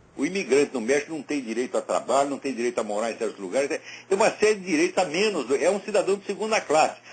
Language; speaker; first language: Portuguese; native; Portuguese